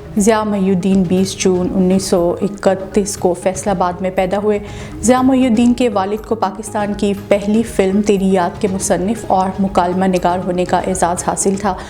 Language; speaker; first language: Urdu; native; Urdu